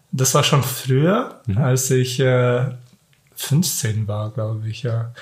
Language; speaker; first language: German; non-native, fluent; Kyrgyz